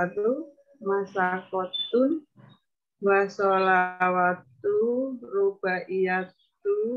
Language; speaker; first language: Arabic; non-native, learner; Indonesian